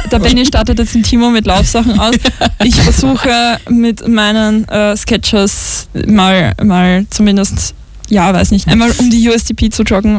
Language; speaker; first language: German; native; German